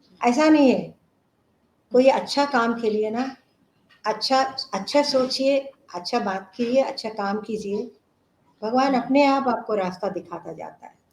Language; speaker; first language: Hindi; non-native, local second language; Telugu